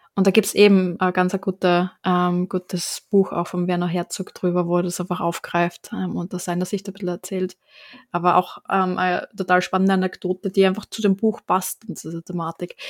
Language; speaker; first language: German; native; German